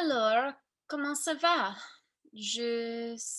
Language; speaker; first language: French; non-native, learner; English